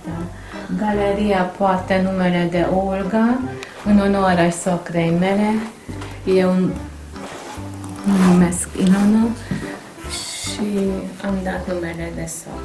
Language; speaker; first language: Romanian; non-native, local second language; Hungarian